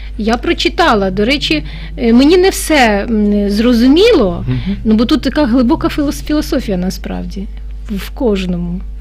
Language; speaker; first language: Ukrainian; native; Ukrainian